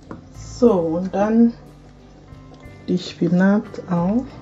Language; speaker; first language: German; non-native, fluent; Akan